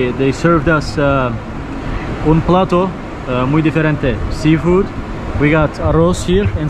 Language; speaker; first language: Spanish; non-native, learner; Turkish